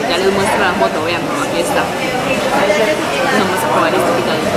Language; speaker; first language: Spanish; early bilingual, other home language; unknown